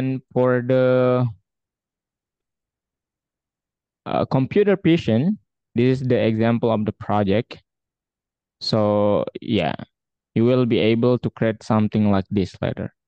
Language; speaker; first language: English; non-native, fluent; Indonesian